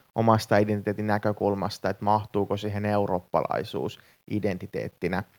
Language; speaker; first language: Finnish; native; Finnish